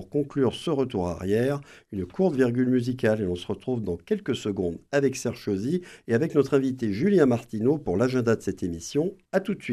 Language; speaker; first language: French; native; French